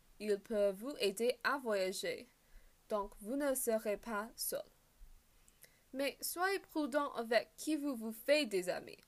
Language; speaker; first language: French; non-native, learner; English